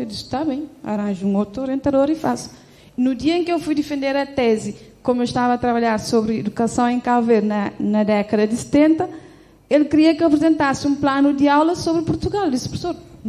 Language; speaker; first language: Portuguese; non-native, local second language; Kabuverdianu